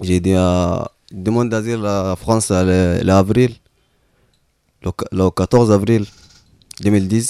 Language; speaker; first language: French; non-native, learner; Arabic